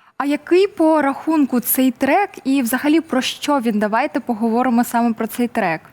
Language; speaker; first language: Ukrainian; native; Ukrainian